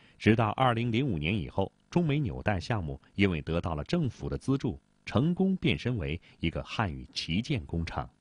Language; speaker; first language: Chinese; native; Chinese